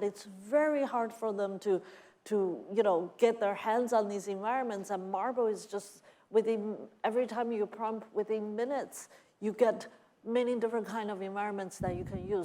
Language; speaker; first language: English; non-native, fluent; Chinese